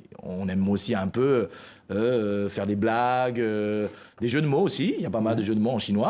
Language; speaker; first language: French; non-native, fluent; Chinese